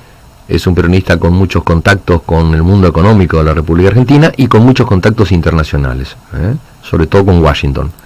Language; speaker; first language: Spanish; native; Spanish